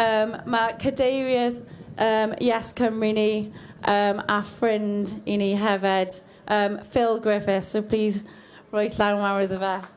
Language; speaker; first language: Welsh; non-native, learner; English